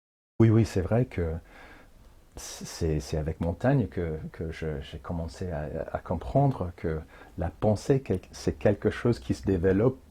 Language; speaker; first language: French; non-native, fluent; English